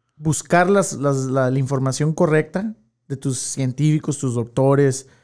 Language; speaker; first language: Spanish; native; Spanish